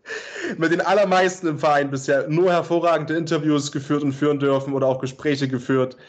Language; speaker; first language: German; native; German